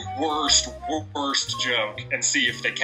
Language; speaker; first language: English; native; English